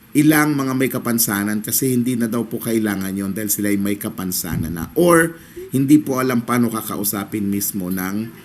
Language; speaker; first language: Filipino; native; Filipino